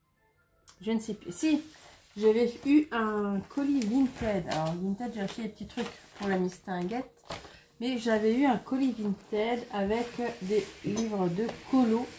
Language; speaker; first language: French; native; French